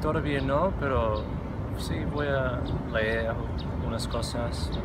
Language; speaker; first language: Spanish; non-native, fluent; English